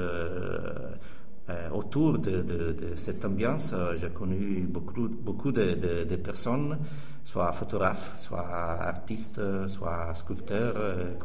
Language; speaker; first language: French; non-native, fluent; Italian